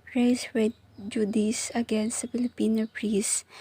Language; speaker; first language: English; non-native, local second language; Filipino